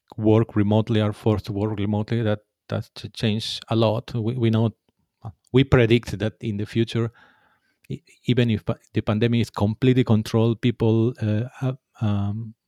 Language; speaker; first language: English; non-native, fluent; Spanish